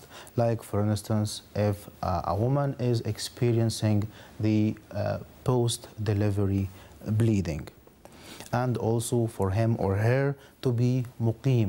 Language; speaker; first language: English; non-native, fluent; Arabic